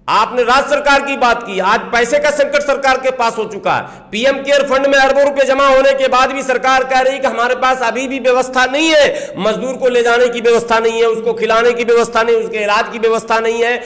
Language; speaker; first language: Hindi; native; Hindi